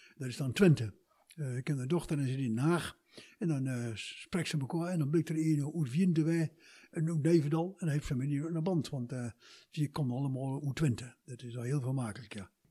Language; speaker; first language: Dutch; native; Dutch